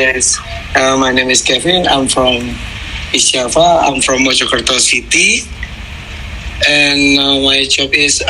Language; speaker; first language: English; non-native, learner; Indonesian